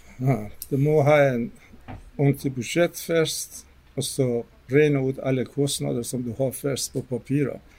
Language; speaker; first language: Norwegian; non-native, fluent; Persian